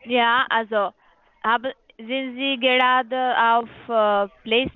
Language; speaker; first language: German; non-native, learner; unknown